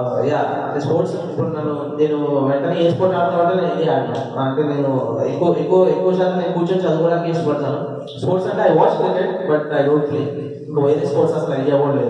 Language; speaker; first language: Telugu; native; Telugu